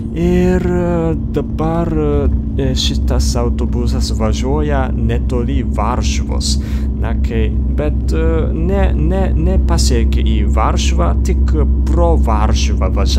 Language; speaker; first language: Lithuanian; non-native, fluent; Japanese